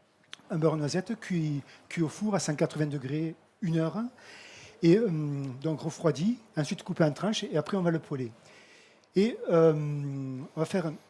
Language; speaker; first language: French; native; French